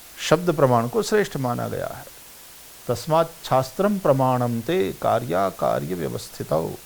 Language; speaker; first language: Hindi; non-native, local second language; Gujarati